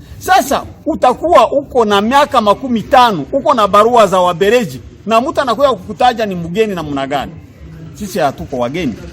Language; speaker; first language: Swahili; non-native, local second language; Kinyarwanda